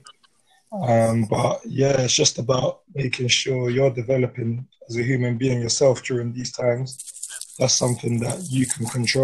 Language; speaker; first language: English; native; English